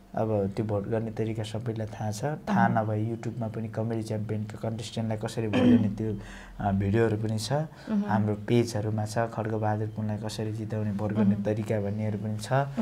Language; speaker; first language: Nepali; non-native, local second language; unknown